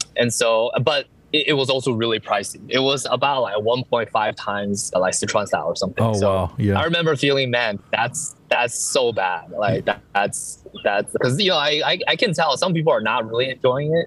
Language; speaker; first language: English; early bilingual, other home language; Chinese